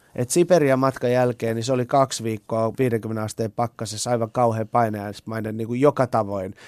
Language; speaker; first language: Finnish; early bilingual, other home language; Persian